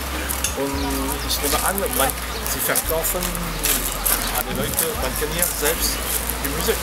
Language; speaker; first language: German; non-native, fluent; French